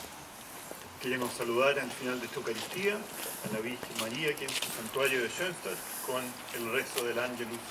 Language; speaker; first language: Spanish; native; Spanish